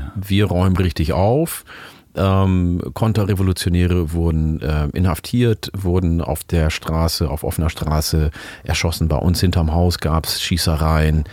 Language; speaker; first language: German; early bilingual, other home language; Oromo